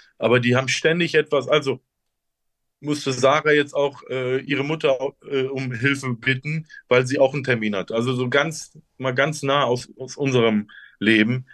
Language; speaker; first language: German; early bilingual, other home language; Turkish